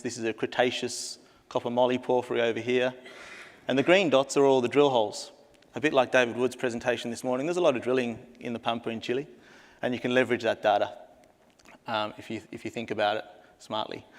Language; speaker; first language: English; native; English